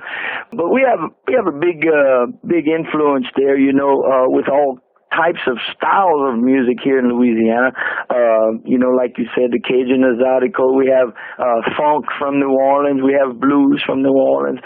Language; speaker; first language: English; native; English